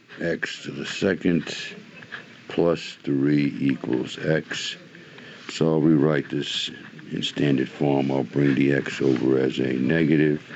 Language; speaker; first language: English; native; English